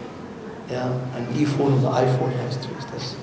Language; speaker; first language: German; non-native, learner; Arabic